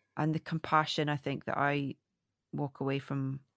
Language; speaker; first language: English; native; English